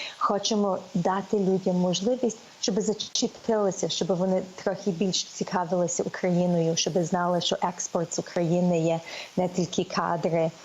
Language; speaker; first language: Ukrainian; early bilingual, heritage; Ukrainian